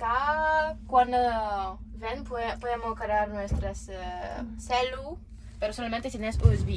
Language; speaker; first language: Spanish; non-native, learner; Ukrainian